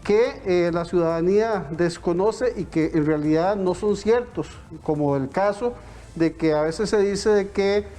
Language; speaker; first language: Spanish; native; Spanish